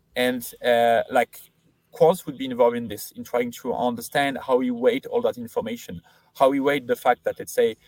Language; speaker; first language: English; non-native, fluent; French